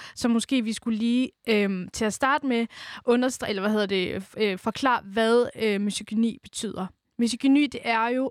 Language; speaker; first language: Danish; early bilingual, other home language; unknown